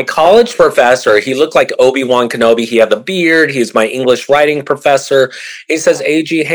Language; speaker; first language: English; early bilingual, other home language; Japanese